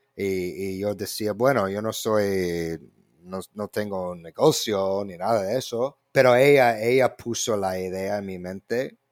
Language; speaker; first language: Spanish; non-native, fluent; English